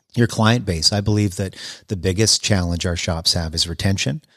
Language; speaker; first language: English; native; English